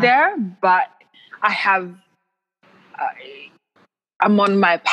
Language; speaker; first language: English; non-native, local second language; Kinyarwanda